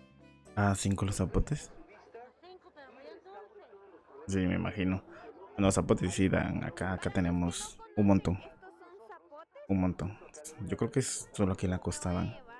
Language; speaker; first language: Spanish; native; Spanish